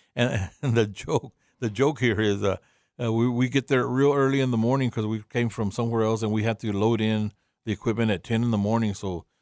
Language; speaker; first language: English; early bilingual, other home language; Spanish